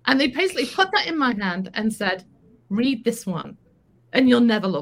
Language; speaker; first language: English; native; English